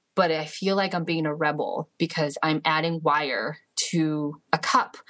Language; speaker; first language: English; early bilingual, other home language; Chinese